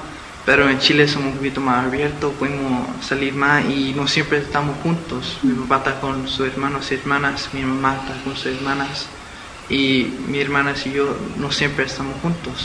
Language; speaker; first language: Spanish; early bilingual, heritage; Spanish